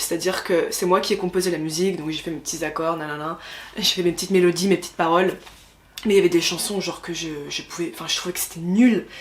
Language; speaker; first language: French; native; French